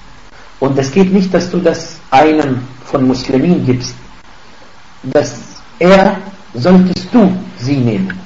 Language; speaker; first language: German; non-native, fluent; Arabic